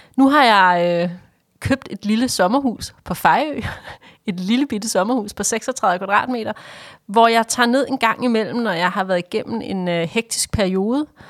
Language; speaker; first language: Danish; native; Danish